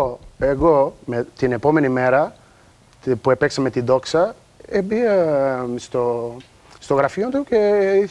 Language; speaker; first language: Greek; non-native, learner; Portuguese